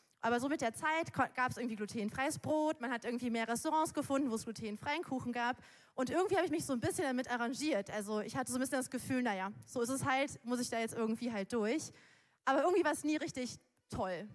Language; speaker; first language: German; native; German